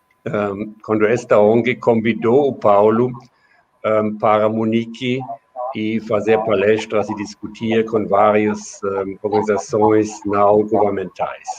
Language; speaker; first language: Portuguese; non-native, fluent; German